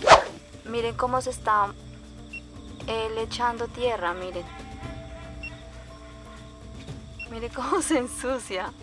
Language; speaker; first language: Spanish; native; Spanish